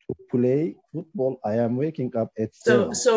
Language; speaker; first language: English; non-native, learner; Turkish